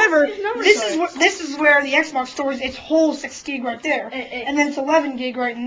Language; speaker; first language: English; native; English